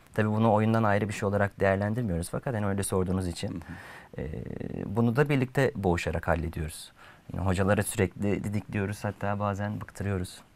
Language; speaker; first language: Turkish; native; Turkish